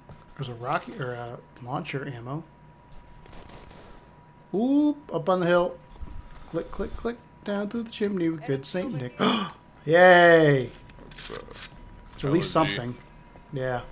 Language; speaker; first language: English; native; English